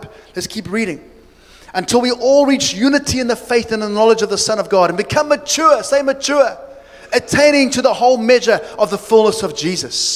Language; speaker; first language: English; native; English